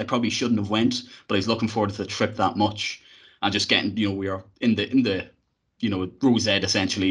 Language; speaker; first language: English; native; English